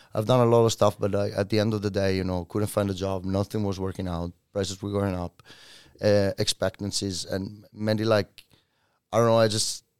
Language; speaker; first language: English; non-native, fluent; Italian